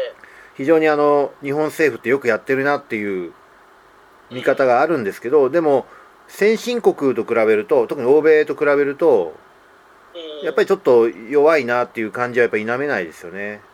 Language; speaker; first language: Japanese; native; Japanese